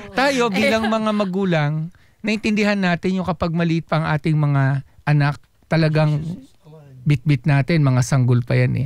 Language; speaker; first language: Filipino; native; Filipino